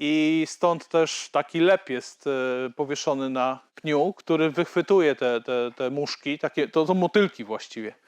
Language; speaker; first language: Polish; native; Polish